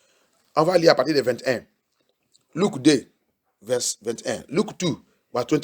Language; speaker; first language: French; non-native, learner; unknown